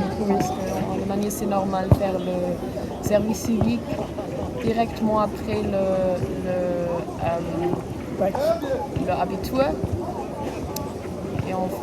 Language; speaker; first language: French; non-native, learner; German